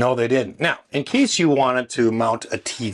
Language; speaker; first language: English; native; English